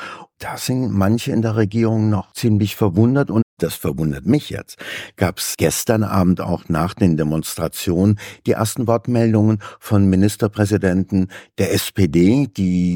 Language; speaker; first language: German; native; German